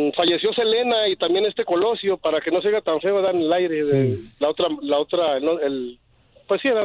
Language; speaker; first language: Spanish; native; Spanish